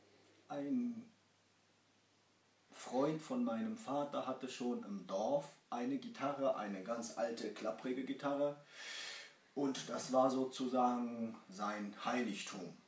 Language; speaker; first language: German; early bilingual, other home language; Kurdish